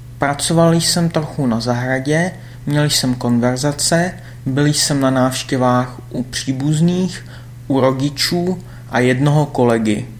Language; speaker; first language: Czech; non-native, fluent; German